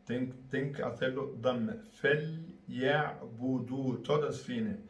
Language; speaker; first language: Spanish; non-native, learner; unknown